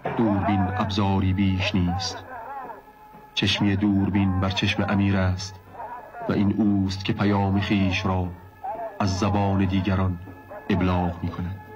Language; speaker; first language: Persian; native; Persian